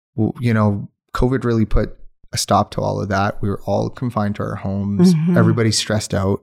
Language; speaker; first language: English; non-native, local second language; Urdu